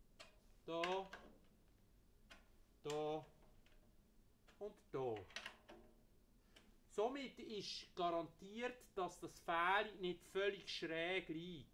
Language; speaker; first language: German; native; German